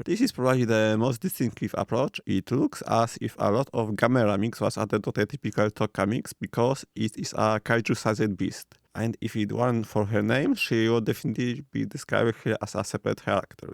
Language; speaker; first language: English; non-native, fluent; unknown